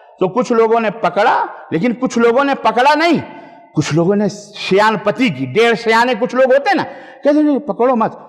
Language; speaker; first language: Urdu; native; Urdu